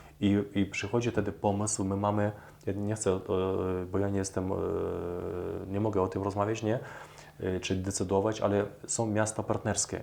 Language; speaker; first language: Polish; non-native, fluent; Ukrainian